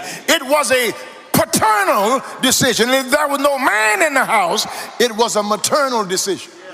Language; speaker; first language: English; native; English